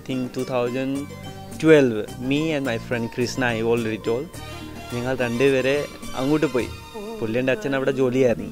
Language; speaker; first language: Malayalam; early bilingual, other home language; Hindi